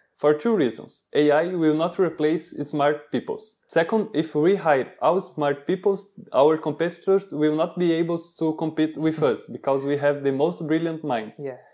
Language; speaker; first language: English; non-native, learner; Portuguese